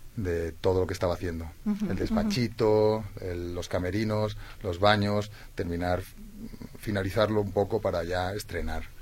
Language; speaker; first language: Spanish; native; Spanish